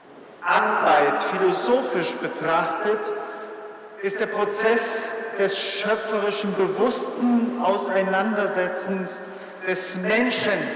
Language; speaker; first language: German; native; German